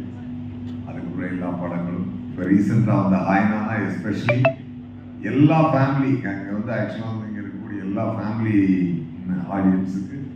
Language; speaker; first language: Tamil; native; Tamil